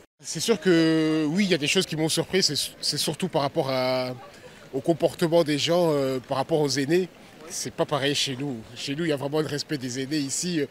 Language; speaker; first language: French; early bilingual, other home language; Lingala